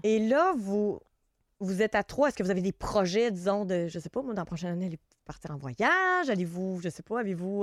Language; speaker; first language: French; native; French